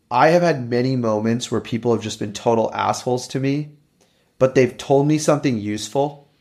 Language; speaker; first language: English; native; English